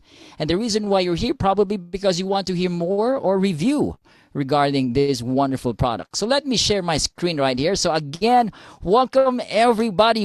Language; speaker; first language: English; non-native, local second language; Filipino